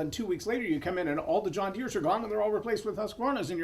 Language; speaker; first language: English; native; English